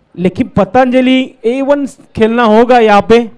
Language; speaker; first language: Hindi; non-native, local second language; Marathi